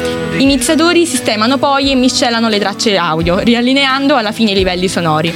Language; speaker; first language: Italian; native; Italian